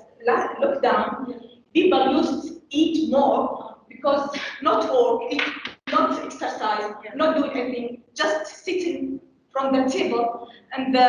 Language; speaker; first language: English; non-native, learner; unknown